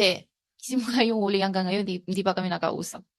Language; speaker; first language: Filipino; non-native, learner; Chinese